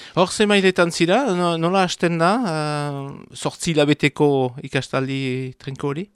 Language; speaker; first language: Basque; native; Basque